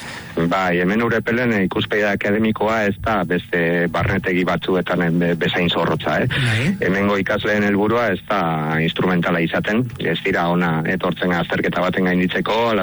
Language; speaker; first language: Basque; non-native, local second language; Spanish